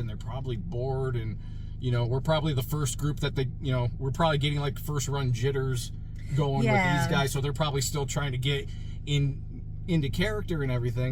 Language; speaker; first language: English; native; English